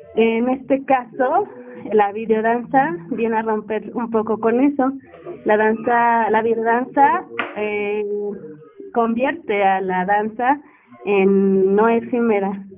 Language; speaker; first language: Spanish; native; Spanish